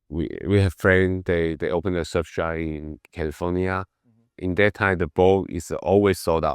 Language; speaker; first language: English; non-native, learner; Chinese